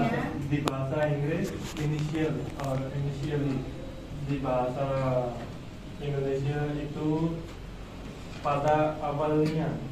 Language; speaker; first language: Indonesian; non-native, learner; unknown